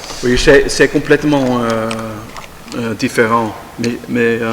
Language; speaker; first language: French; non-native, learner; Dutch